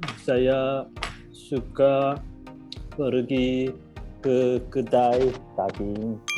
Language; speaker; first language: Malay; non-native, learner; Korean